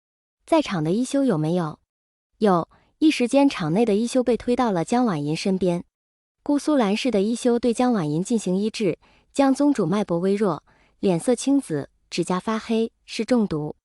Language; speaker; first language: Chinese; native; Chinese